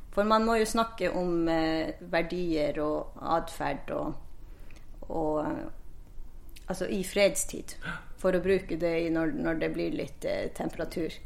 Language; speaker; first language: Norwegian; non-native, local second language; Northern Sami